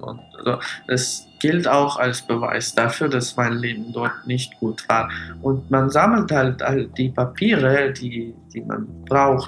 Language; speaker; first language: German; non-native, fluent; Russian